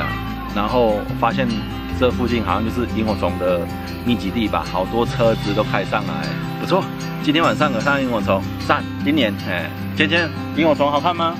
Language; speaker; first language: Chinese; native; Chinese